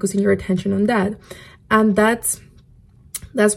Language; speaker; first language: English; non-native, fluent; Spanish